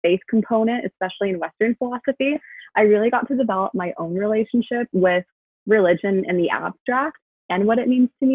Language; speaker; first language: English; native; English